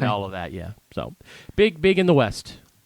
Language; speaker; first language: English; native; English